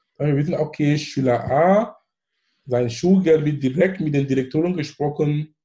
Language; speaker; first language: German; non-native, fluent; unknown